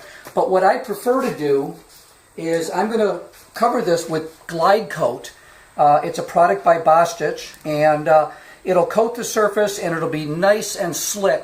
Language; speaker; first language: English; native; English